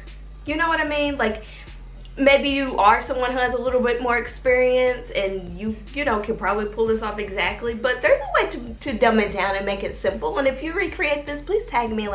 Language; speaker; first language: English; native; English